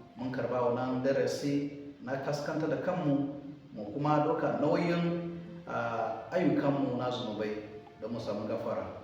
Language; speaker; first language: Hausa; non-native, local second language; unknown